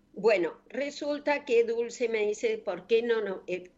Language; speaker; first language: Spanish; native; Spanish